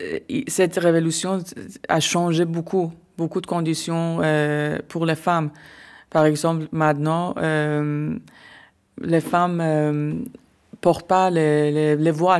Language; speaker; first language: French; non-native, learner; Persian